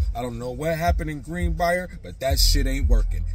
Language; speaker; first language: English; native; English